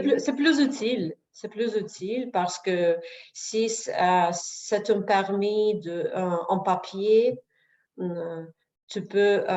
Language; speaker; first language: French; non-native, learner; Russian